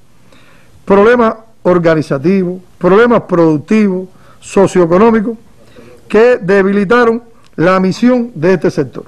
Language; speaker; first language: Spanish; native; Spanish